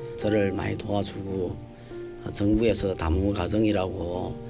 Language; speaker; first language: Korean; early bilingual, heritage; Korean